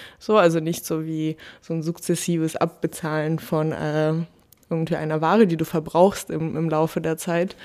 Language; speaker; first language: German; early bilingual, other home language; Russian